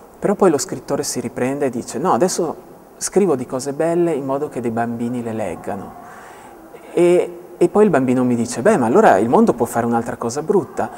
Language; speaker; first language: Italian; native; Italian